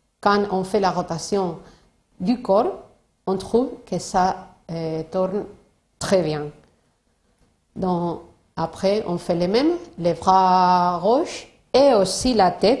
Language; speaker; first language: French; non-native, learner; Spanish